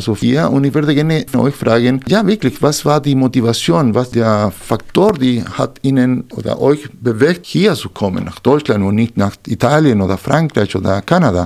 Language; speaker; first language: German; non-native, fluent; Spanish